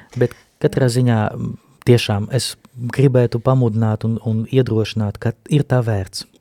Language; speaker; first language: Latvian; non-native, local second language; Russian